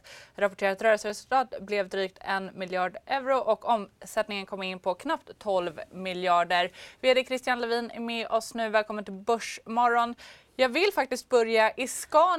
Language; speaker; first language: Swedish; native; Swedish